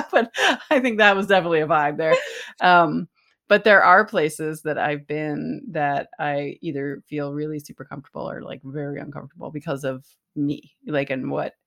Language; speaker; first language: English; native; English